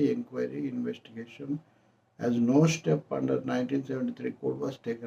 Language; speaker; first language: English; non-native, local second language; Telugu